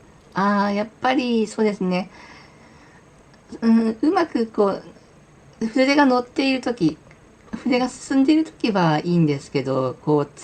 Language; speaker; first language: Japanese; native; Japanese